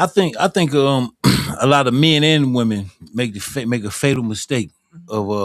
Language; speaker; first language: English; native; English